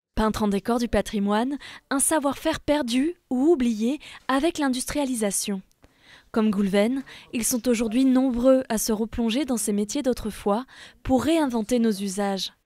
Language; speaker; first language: French; native; French